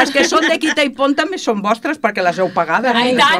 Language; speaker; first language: Catalan; native; Catalan